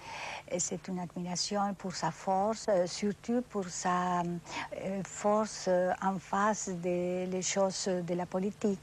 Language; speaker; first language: French; non-native, fluent; Spanish